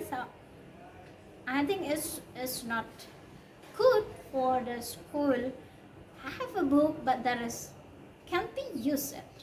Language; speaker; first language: English; non-native, learner; Indonesian